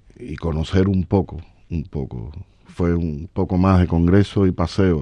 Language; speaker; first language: Spanish; native; Spanish